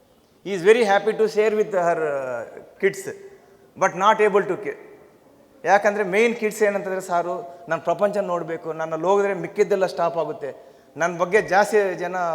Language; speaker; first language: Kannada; non-native, local second language; Telugu